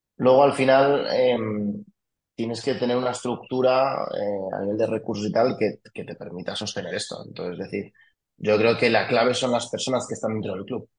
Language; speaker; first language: Spanish; early bilingual, other home language; French